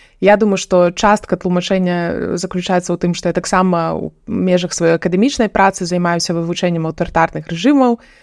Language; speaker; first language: Belarusian; non-native, local second language; Russian